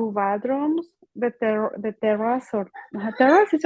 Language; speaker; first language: English; non-native, learner; Spanish